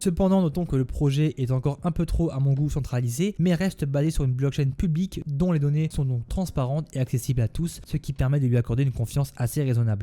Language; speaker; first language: French; native; French